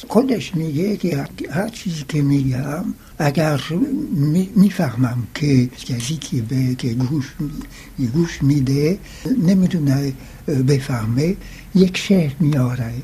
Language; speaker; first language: Persian; non-native, fluent; French